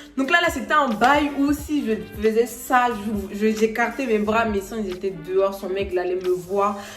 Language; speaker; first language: French; native; French